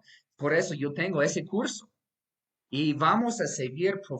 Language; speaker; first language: Spanish; non-native, fluent; English